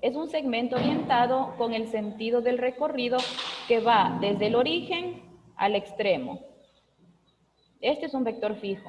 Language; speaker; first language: Spanish; native; Spanish